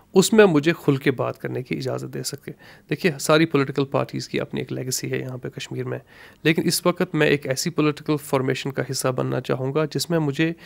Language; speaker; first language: Urdu; non-native, local second language; Kashmiri